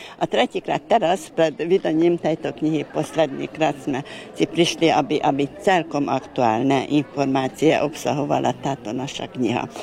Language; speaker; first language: Slovak; early bilingual, heritage; Slovak